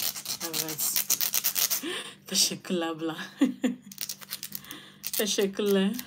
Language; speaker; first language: Turkish; non-native, learner; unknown